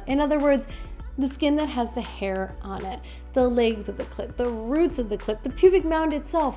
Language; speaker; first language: English; native; English